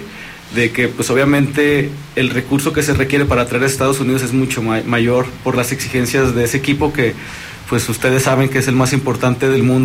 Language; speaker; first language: Spanish; native; Spanish